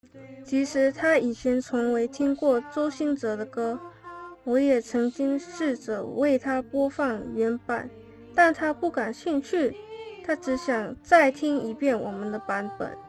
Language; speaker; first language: Chinese; non-native, learner; English